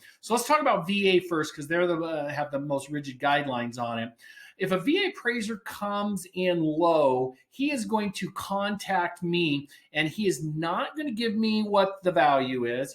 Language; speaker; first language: English; native; English